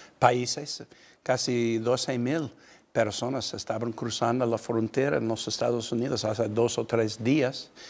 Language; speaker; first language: Spanish; non-native, fluent; English